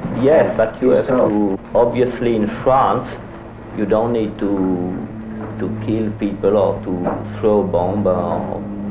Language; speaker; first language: English; non-native, fluent; French